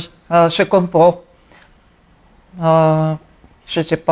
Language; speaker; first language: French; non-native, learner; Bulgarian